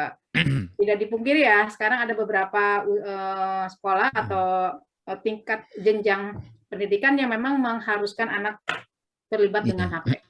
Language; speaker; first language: Indonesian; native; Indonesian